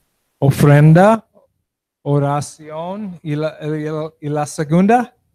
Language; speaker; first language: Spanish; non-native, learner; English